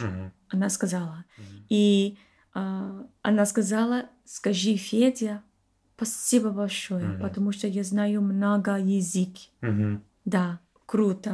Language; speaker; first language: Russian; non-native, learner; English